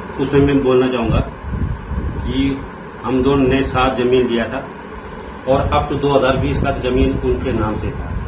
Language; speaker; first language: Hindi; native; Hindi